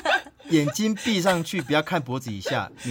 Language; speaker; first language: Chinese; native; Chinese